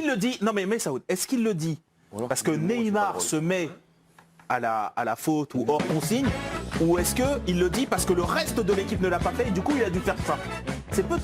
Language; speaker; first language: French; native; French